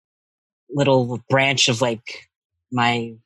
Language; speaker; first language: English; native; English